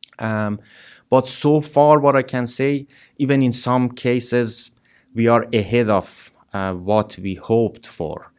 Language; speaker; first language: English; non-native, fluent; Persian